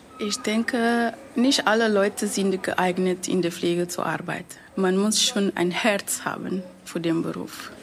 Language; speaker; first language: German; non-native, fluent; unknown